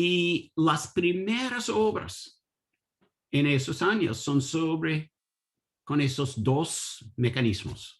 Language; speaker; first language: Spanish; non-native, learner; English